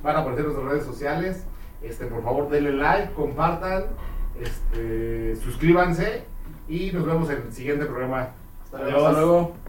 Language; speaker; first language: Spanish; native; Spanish